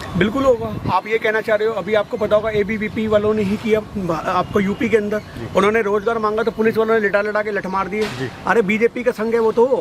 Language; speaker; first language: Hindi; native; Hindi